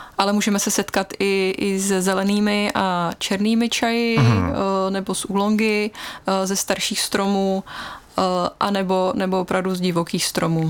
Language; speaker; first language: Czech; native; Czech